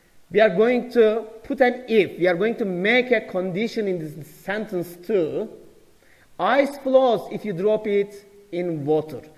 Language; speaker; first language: English; non-native, fluent; Turkish